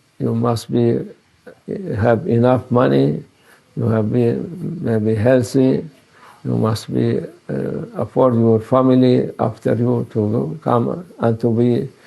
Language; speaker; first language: English; non-native, learner; Turkish